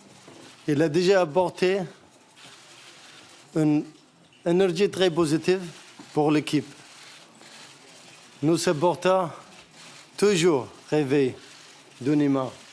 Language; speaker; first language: French; non-native, learner; Arabic